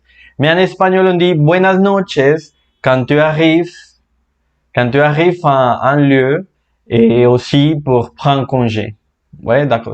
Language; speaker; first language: French; non-native, fluent; Spanish